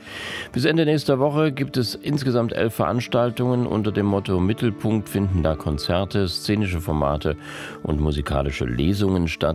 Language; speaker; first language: German; native; German